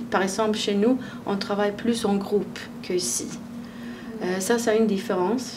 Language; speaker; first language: French; non-native, fluent; Swedish